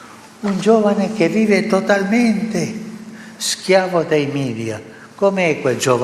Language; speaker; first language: Italian; non-native, fluent; Spanish